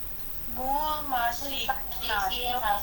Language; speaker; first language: Korean; non-native, learner; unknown